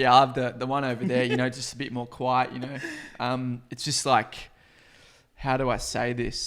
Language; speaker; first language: English; native; English